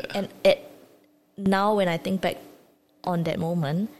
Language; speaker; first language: English; native; English